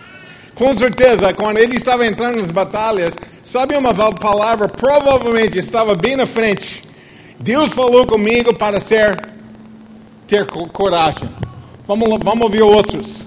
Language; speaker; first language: Portuguese; non-native, fluent; English